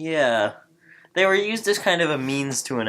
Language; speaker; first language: English; native; English